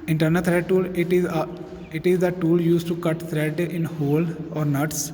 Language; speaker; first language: English; non-native, local second language; Punjabi